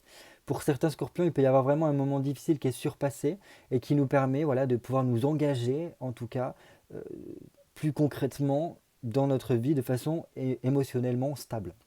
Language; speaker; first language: French; native; French